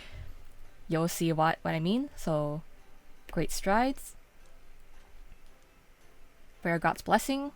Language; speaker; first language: English; native; English